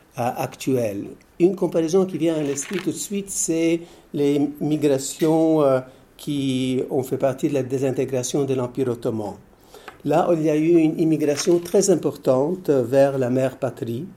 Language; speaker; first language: French; early bilingual, other home language; Polish